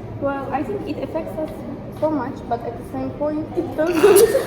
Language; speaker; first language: English; non-native, learner; Turkish